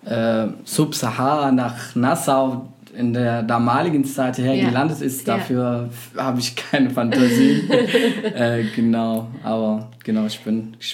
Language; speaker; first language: German; non-native, fluent; Arabic